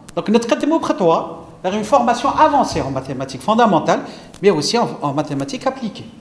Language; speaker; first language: French; non-native, local second language; Arabic